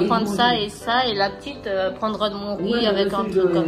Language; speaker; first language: French; native; French